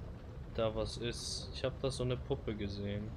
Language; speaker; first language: German; native; German